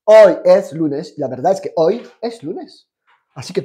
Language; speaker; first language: Spanish; non-native, fluent; French